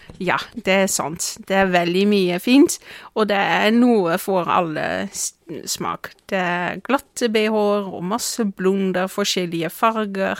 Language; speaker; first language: Norwegian; non-native, fluent; Dutch